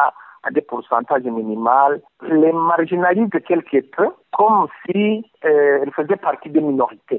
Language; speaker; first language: French; non-native, local second language; Rundi